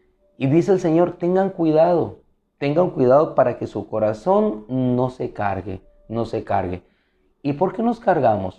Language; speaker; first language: Spanish; native; Spanish